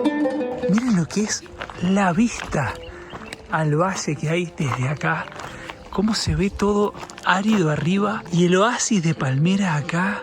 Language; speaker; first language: Spanish; native; Spanish